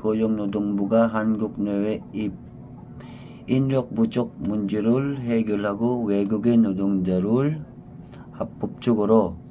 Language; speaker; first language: Korean; non-native, learner; Filipino